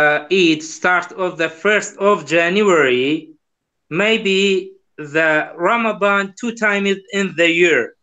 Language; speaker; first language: English; non-native, learner; Kurdish